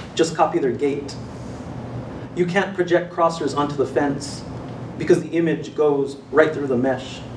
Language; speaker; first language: English; native; English